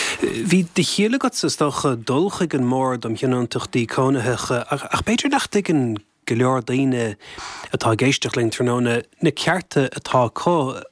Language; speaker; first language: Irish; native; Irish